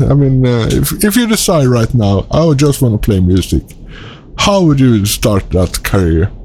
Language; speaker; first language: English; non-native, fluent; Swedish